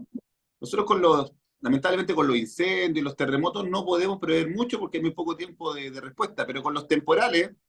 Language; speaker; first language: Spanish; native; Spanish